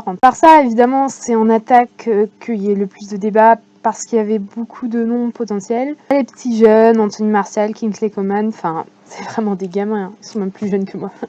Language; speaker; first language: French; native; French